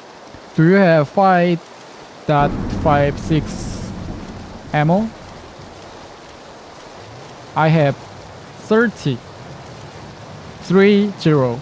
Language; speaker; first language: English; non-native, learner; Korean